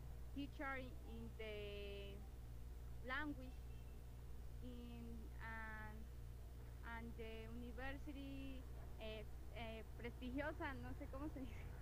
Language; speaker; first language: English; non-native, learner; Spanish